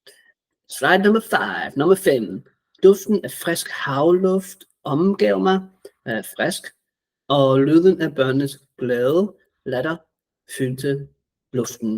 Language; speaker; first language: Danish; native; Danish